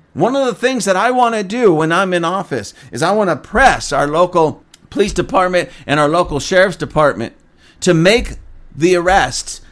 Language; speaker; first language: English; native; English